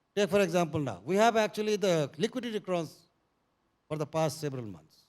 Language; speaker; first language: English; non-native, local second language; Nepali